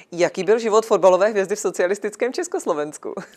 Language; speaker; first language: Czech; native; Czech